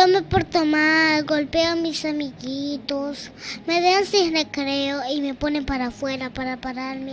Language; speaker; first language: Spanish; early bilingual, other home language; Haitian Creole